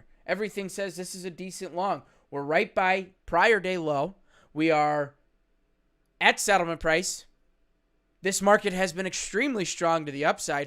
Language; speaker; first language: English; native; English